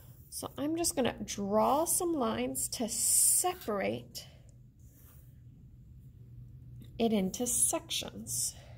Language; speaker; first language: English; native; English